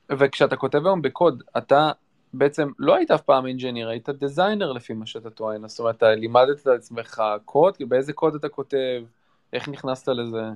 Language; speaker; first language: Hebrew; native; Hebrew